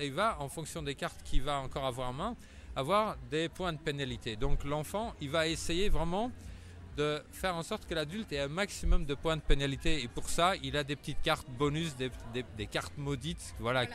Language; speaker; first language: French; native; French